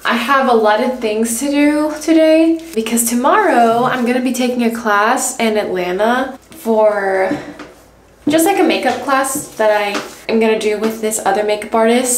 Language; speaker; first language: English; early bilingual, other home language; Spanish